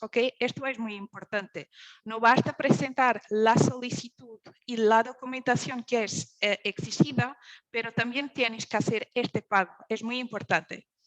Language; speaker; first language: Spanish; non-native, fluent; Portuguese